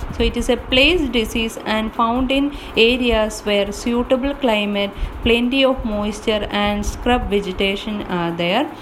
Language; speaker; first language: English; non-native, local second language; Malayalam